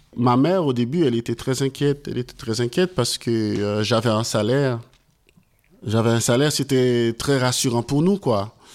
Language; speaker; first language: French; non-native, local second language; Haitian Creole